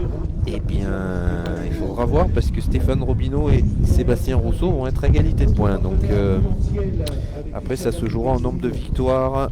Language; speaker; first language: French; native; French